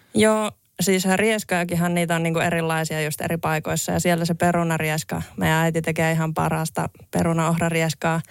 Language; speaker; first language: Finnish; native; Finnish